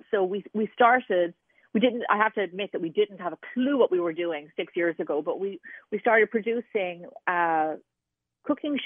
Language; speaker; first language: English; native; English